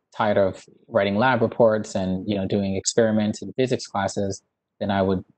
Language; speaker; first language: English; native; English